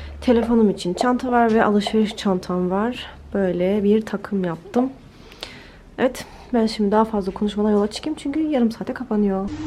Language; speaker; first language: Turkish; early bilingual, heritage; Turkish